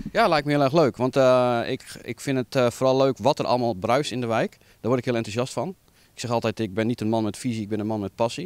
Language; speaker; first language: Dutch; native; Dutch